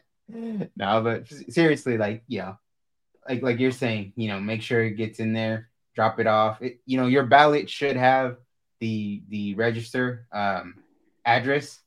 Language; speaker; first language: English; early bilingual, other home language; Spanish